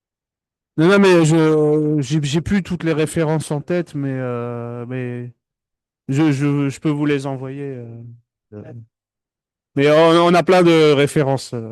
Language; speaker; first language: French; native; French